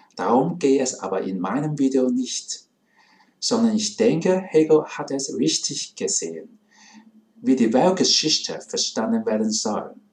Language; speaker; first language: German; non-native, fluent; Cantonese